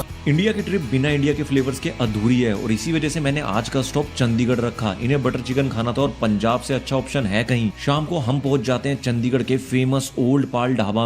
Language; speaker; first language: Hindi; native; Hindi